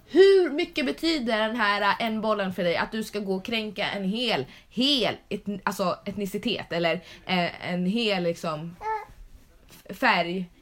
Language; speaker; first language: Swedish; early bilingual, other home language; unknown